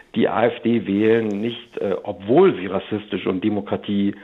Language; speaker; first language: German; native; German